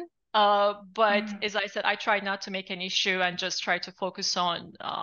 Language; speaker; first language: English; non-native, fluent; Turkish